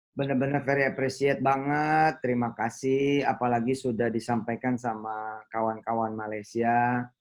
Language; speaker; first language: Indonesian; native; Indonesian